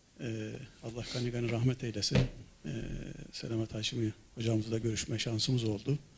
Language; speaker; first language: Turkish; native; Turkish